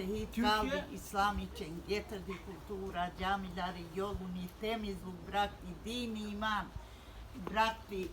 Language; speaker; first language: Turkish; non-native, local second language; Bosnian